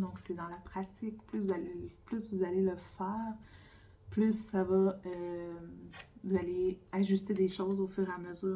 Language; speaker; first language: French; native; French